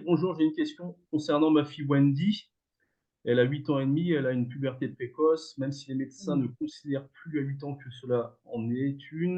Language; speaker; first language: French; native; French